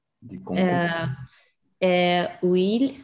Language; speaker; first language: French; non-native, learner; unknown